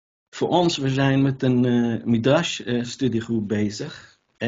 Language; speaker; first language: Dutch; native; Dutch